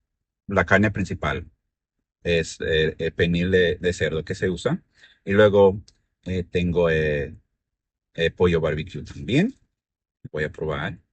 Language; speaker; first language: Spanish; early bilingual, heritage; Spanish